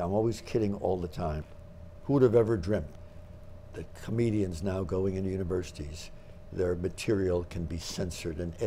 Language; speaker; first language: English; native; English